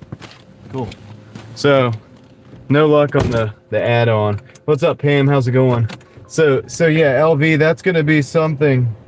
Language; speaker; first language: English; native; English